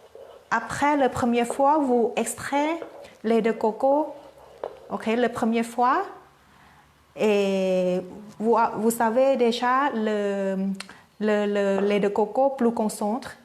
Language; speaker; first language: French; non-native, learner; Thai